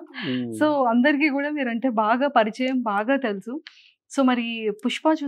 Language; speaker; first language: Telugu; native; Telugu